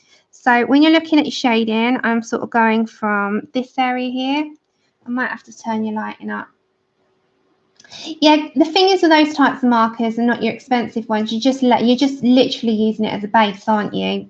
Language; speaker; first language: English; native; English